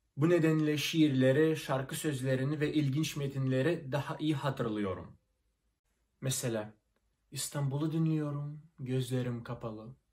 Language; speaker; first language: Turkish; non-native, fluent; Russian